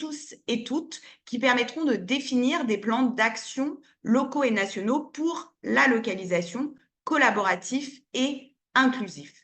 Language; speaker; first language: French; native; French